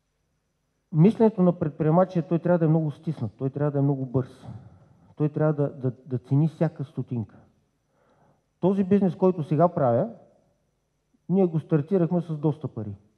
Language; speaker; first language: Bulgarian; native; Bulgarian